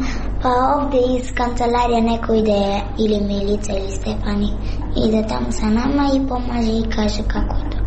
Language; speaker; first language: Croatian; non-native, learner; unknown